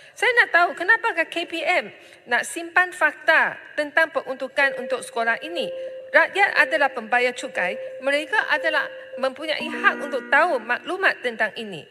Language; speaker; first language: Malay; non-native, local second language; Chinese